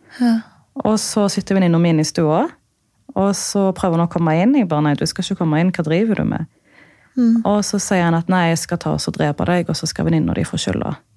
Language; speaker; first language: Norwegian; native; Norwegian